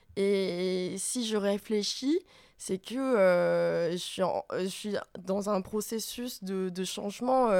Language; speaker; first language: French; non-native, fluent; Korean